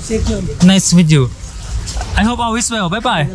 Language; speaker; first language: English; non-native, learner; Thai